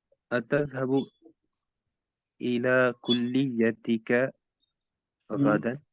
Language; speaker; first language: Arabic; non-native, learner; Hindi